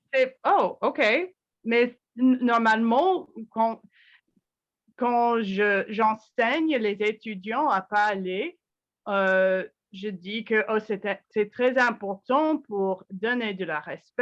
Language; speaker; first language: French; non-native, fluent; English